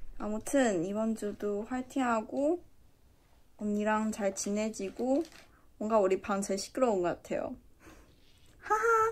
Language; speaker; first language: Korean; non-native, learner; Chinese